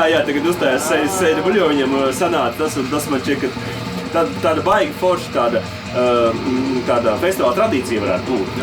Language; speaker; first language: Latvian; native; Latvian